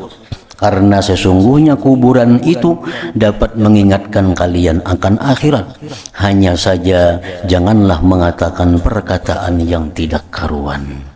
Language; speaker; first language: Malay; non-native, local second language; Banjar